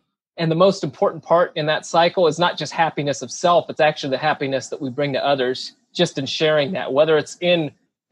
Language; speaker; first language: English; native; English